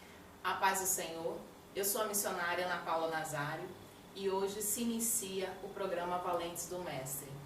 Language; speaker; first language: Portuguese; native; Portuguese